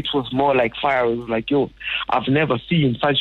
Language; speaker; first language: English; non-native, local second language; Zulu